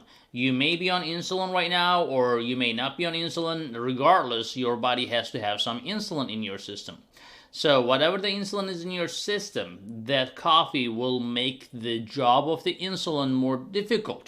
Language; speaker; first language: English; non-native, fluent; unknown